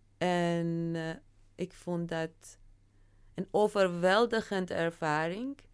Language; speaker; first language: Dutch; non-native, fluent; Persian